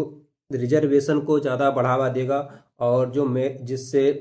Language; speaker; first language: Hindi; native; Hindi